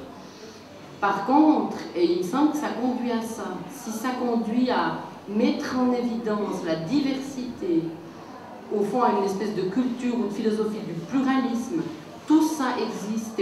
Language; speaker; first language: French; native; French